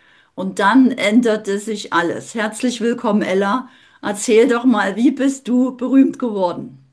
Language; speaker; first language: German; native; German